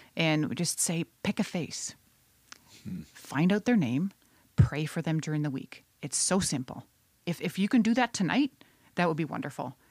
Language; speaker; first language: English; non-native, fluent; Dutch